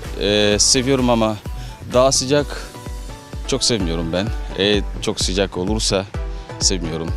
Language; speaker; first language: Turkish; non-native, learner; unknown